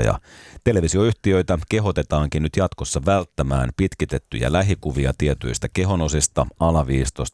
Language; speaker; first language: Finnish; native; Finnish